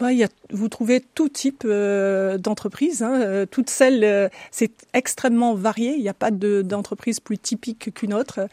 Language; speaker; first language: French; native; French